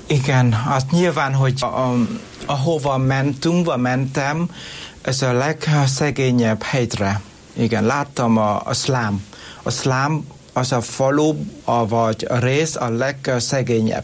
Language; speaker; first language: Hungarian; non-native, learner; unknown